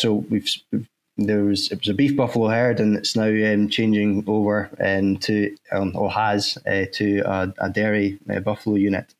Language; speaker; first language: English; native; English